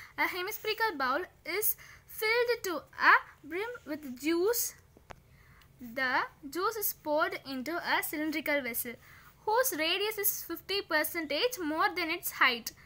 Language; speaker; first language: English; non-native, local second language; Tamil